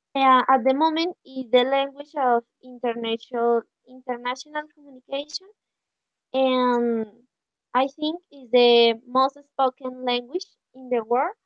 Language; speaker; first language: English; non-native, learner; Spanish